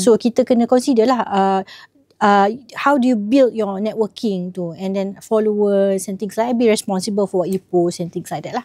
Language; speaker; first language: English; non-native, local second language; Malay